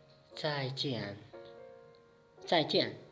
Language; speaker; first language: Chinese; non-native, fluent; Hmong